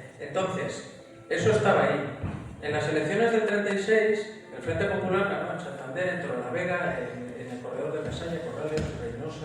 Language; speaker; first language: Spanish; native; Spanish